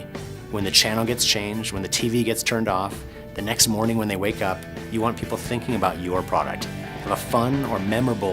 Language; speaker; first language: English; native; English